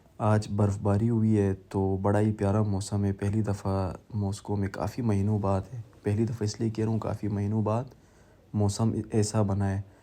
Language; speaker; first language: Urdu; non-native, local second language; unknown